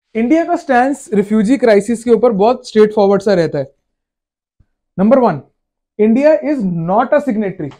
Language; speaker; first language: Hindi; native; Hindi